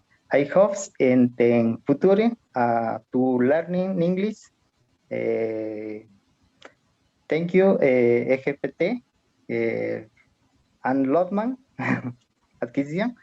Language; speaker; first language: English; non-native, learner; Spanish